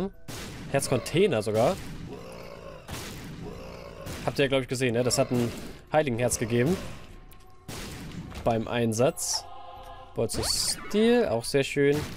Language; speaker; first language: German; native; German